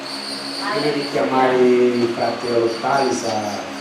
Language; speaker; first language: Italian; non-native, learner; Portuguese